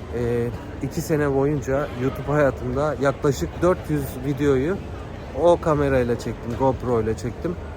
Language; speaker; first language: Turkish; native; Turkish